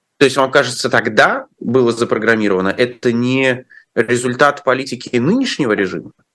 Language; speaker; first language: Russian; native; Russian